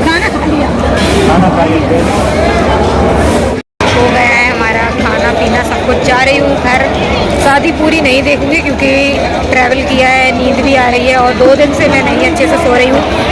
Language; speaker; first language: Hindi; native; Hindi